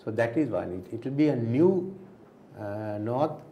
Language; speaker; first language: English; non-native, local second language; Sinhala